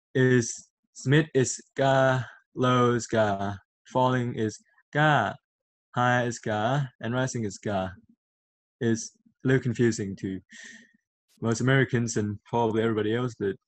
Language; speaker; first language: English; non-native, fluent; Thai